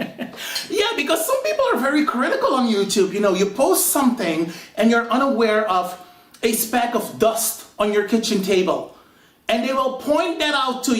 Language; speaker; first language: English; non-native, fluent; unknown